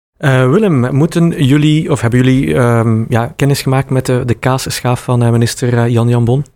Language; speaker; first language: Dutch; native; Dutch